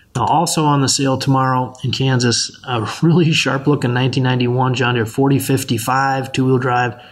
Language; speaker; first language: English; native; English